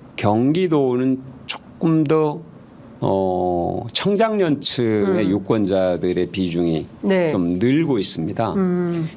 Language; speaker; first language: Korean; native; Korean